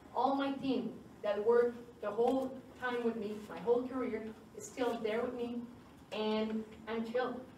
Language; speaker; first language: English; non-native, fluent; French